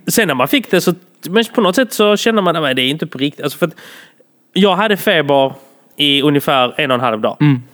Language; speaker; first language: Swedish; early bilingual, other home language; Polish